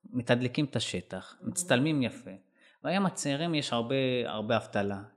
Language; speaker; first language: Hebrew; non-native, local second language; Arabic